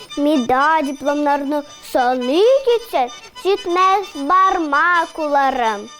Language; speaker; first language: Tatar; native; Tatar